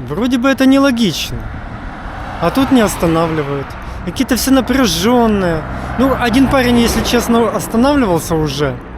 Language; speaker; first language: Russian; native; Russian